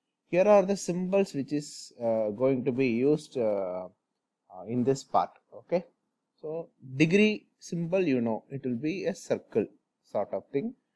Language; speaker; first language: English; non-native, local second language; Tamil